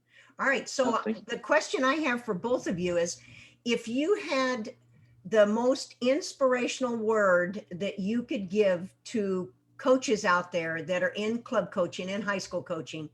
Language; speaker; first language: English; native; English